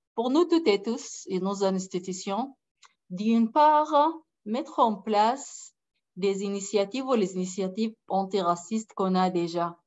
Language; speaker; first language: French; non-native, fluent; Arabic